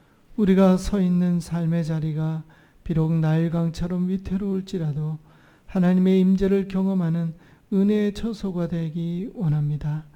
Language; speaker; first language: Korean; native; Korean